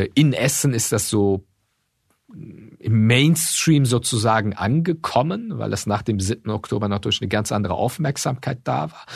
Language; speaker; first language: German; early bilingual, other home language; Turkish